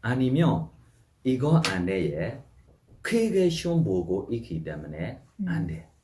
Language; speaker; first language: Korean; non-native, fluent; Burmese